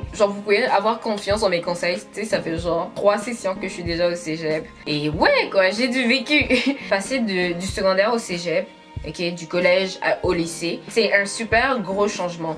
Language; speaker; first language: French; native; French